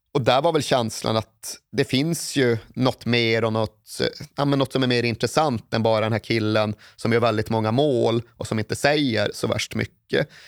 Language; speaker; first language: Swedish; native; Swedish